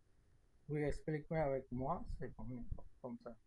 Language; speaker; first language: French; non-native, learner; Tamil